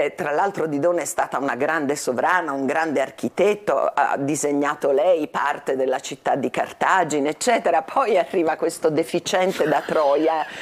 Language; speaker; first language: Italian; native; Italian